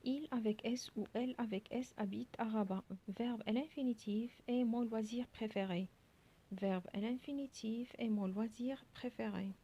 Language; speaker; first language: French; non-native, local second language; Arabic